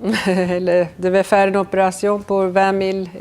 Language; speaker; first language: French; non-native, fluent; Swedish